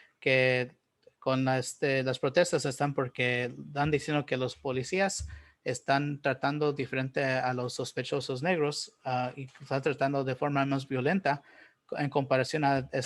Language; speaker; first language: Spanish; early bilingual, heritage; Spanish